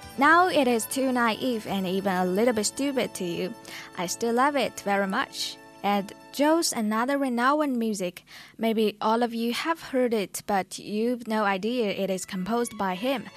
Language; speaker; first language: English; non-native, fluent; Chinese